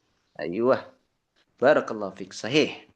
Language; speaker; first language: Arabic; non-native, fluent; Indonesian